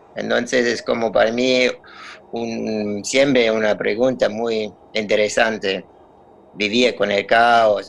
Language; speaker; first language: Spanish; non-native, learner; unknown